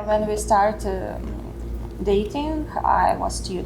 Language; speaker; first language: English; non-native, learner; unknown